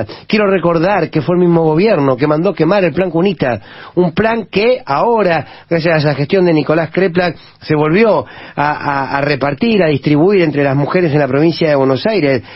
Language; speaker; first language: Spanish; native; Spanish